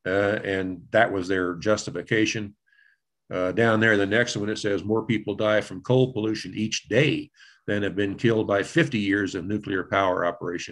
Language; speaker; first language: English; native; English